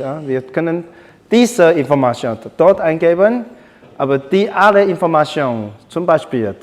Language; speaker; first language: German; non-native, learner; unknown